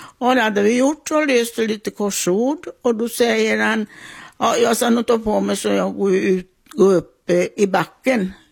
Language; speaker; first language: Swedish; non-native, fluent; Italian